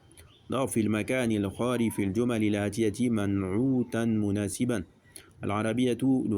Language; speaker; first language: Arabic; non-native, fluent; French